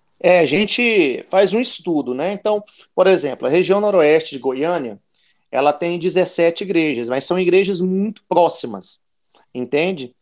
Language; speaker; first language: Portuguese; native; Portuguese